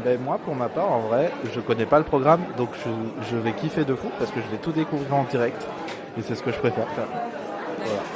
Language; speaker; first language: French; native; French